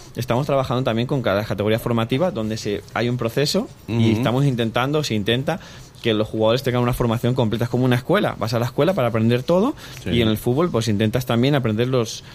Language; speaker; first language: Spanish; native; Spanish